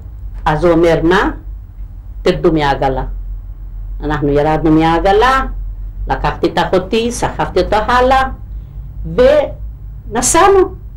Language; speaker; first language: Hebrew; non-native, local second language; Hungarian